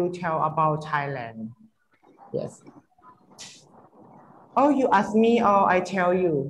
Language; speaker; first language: English; non-native, learner; Thai